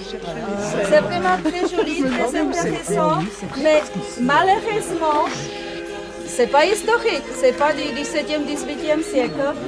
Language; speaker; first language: French; non-native, fluent; Czech